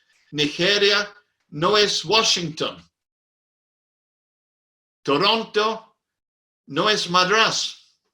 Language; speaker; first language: Spanish; non-native, fluent; English